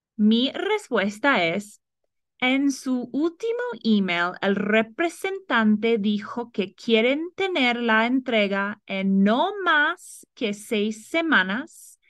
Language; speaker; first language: Spanish; non-native, fluent; English